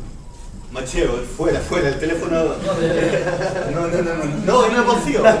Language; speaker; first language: Spanish; non-native, fluent; Dutch